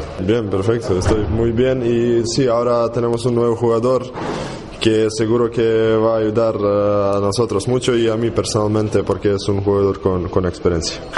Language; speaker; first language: Spanish; non-native, learner; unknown